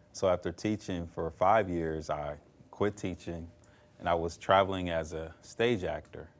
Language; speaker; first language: English; native; English